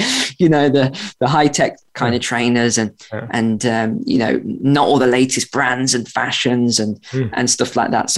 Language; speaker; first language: English; native; English